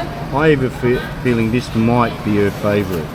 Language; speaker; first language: English; native; English